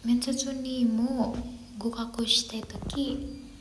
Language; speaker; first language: Japanese; non-native, learner; Indonesian